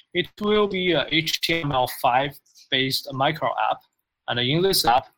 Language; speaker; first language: English; non-native, fluent; Chinese